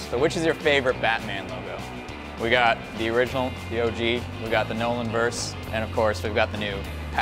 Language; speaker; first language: English; native; English